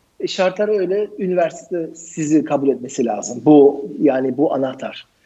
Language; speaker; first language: Turkish; non-native, fluent; German